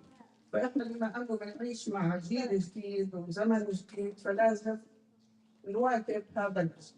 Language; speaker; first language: Arabic; native; Arabic